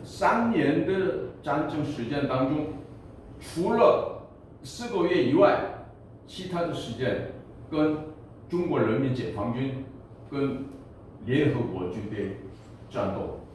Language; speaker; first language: Chinese; non-native, fluent; Korean